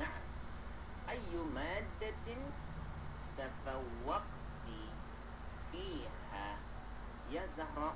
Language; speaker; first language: Arabic; non-native, fluent; Malay